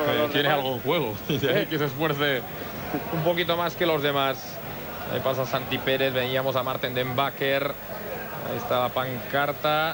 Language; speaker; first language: Spanish; native; Spanish